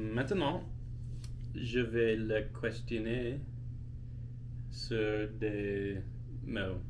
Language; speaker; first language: French; non-native, learner; English